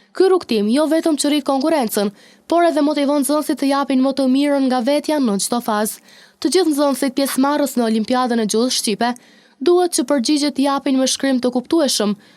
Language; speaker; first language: Albanian; native; Albanian